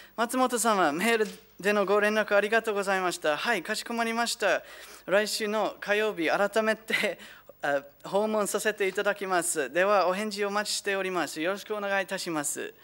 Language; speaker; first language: Japanese; non-native, fluent; English